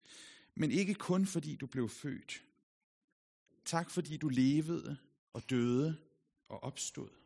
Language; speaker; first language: Danish; native; Danish